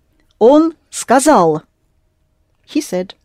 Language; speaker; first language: Russian; non-native, fluent; English